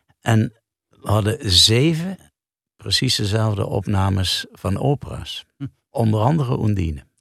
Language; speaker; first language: Dutch; native; Dutch